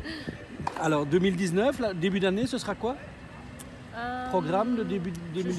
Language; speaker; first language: French; native; French